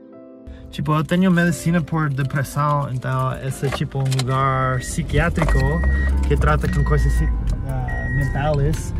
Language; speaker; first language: Portuguese; non-native, fluent; English